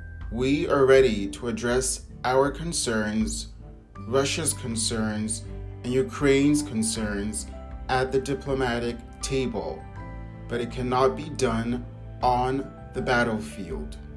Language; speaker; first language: English; native; English